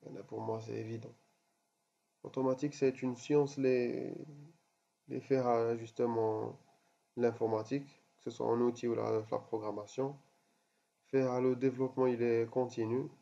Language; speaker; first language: French; non-native, local second language; Arabic